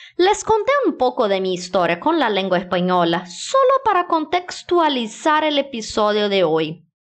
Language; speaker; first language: Spanish; non-native, fluent; Portuguese